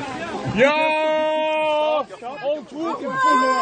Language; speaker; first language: French; non-native, fluent; German